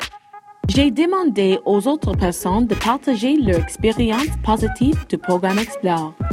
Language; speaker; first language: French; non-native, local second language; English